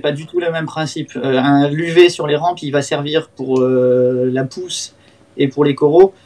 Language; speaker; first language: French; native; French